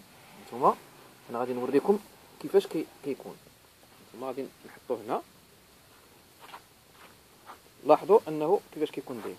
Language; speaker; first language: Arabic; native; Arabic